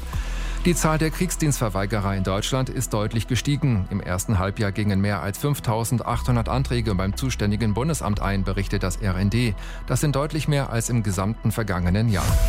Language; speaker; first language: German; native; German